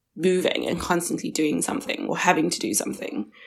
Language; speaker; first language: English; early bilingual, other home language; Chinese